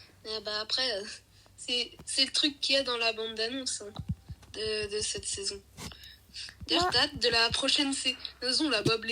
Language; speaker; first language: French; native; French